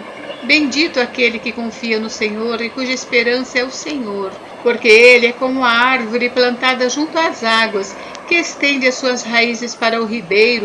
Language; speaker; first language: Portuguese; native; Portuguese